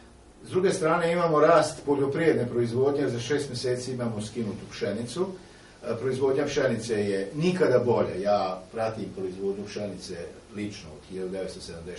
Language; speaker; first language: Serbian; native; Serbian